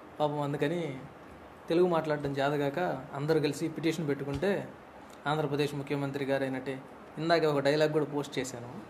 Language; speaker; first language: Telugu; native; Telugu